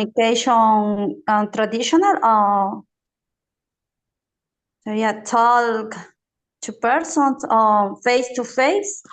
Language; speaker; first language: English; non-native, learner; Spanish